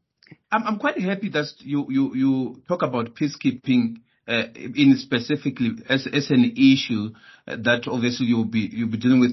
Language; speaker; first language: English; non-native, local second language; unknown